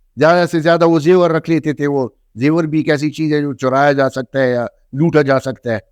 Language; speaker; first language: Urdu; non-native, local second language; Northern Hindko